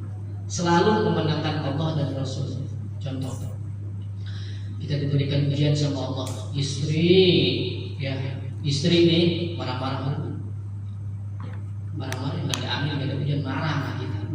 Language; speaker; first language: Indonesian; native; Indonesian